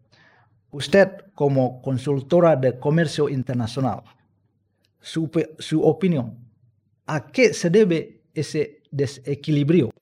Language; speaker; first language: Spanish; non-native, fluent; Indonesian